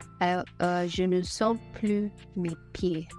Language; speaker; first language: French; non-native, learner; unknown